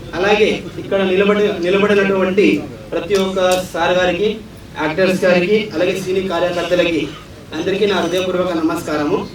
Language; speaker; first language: Telugu; non-native, local second language; Lambadi